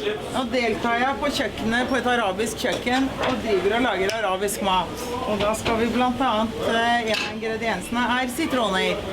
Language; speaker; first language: Norwegian; early bilingual, heritage; Norwegian